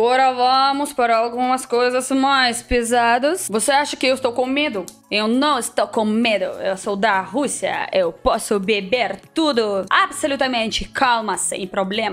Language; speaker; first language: Portuguese; non-native, learner; Russian